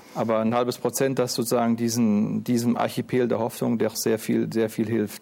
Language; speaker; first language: German; native; German